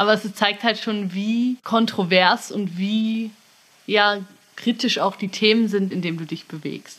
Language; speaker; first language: German; native; German